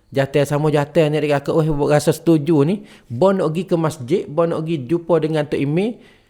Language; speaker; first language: Malay; native; Malay